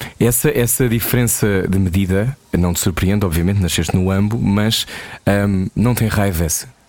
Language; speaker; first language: Portuguese; native; Portuguese